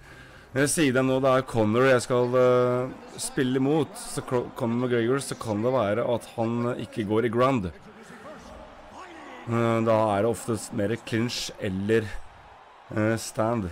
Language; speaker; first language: Norwegian; native; Norwegian